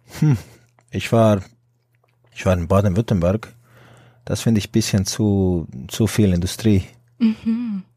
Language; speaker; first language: German; non-native, fluent; Croatian